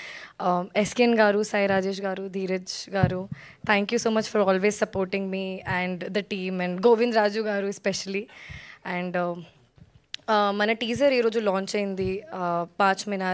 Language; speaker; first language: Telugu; non-native, learner; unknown